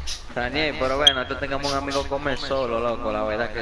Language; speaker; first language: Spanish; native; Spanish